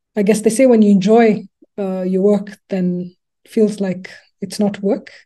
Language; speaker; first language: English; non-native, local second language; Luba-Lulua